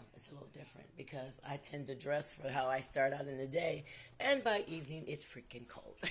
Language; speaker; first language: English; native; English